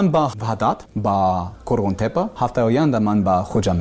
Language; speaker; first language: Persian; non-native, learner; English